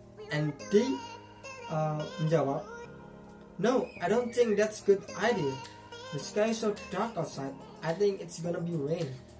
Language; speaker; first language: English; non-native, fluent; Indonesian